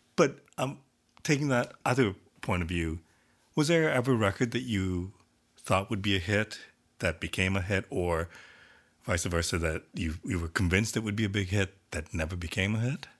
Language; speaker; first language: English; native; English